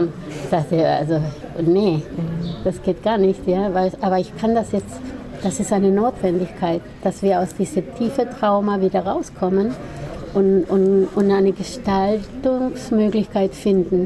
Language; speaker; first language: German; non-native, fluent; Spanish